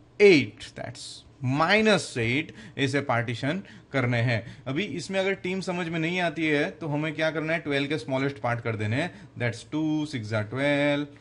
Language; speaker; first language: Hindi; non-native, local second language; Gujarati